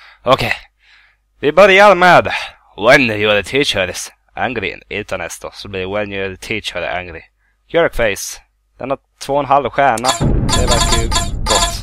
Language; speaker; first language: Swedish; native; Swedish